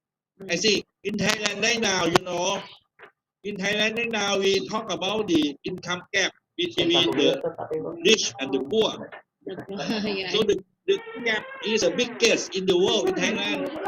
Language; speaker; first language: English; non-native, fluent; Thai